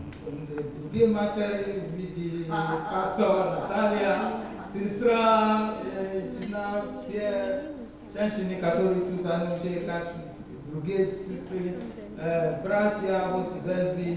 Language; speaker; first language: Russian; non-native, learner; Yoruba